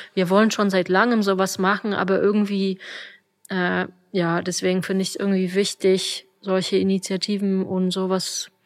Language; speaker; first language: German; non-native, fluent; Polish